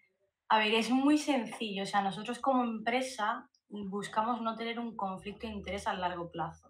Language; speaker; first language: Spanish; native; Spanish